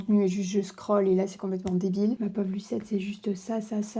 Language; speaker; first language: French; native; French